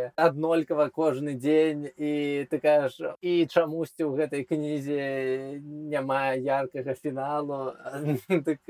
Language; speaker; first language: Belarusian; non-native, local second language; Russian